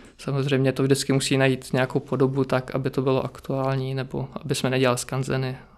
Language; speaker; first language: Czech; early bilingual, other home language; Ukrainian